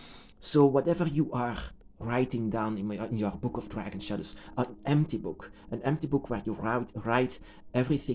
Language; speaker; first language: English; non-native, fluent; Dutch